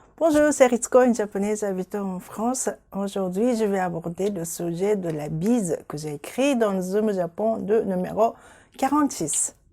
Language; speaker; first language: French; non-native, fluent; Japanese